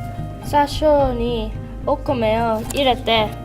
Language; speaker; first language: Japanese; non-native, learner; English